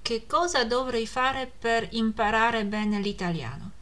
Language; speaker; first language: Italian; non-native, fluent; Polish